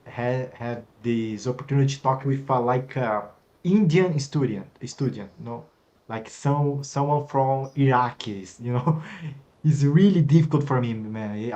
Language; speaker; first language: English; non-native, fluent; Portuguese